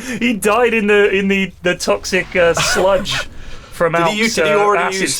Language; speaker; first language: English; native; English